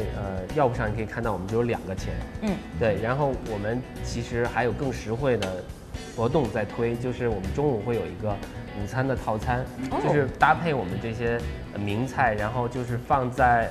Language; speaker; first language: Chinese; native; Chinese